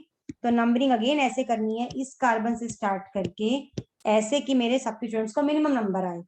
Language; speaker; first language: Hindi; native; Hindi